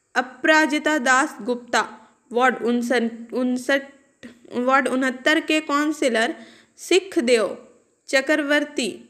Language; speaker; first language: Hindi; non-native, local second language; Urdu